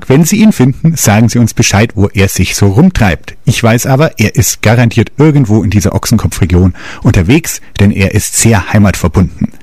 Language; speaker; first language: German; native; German